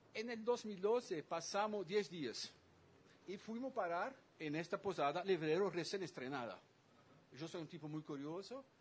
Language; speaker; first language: Spanish; non-native, fluent; Dutch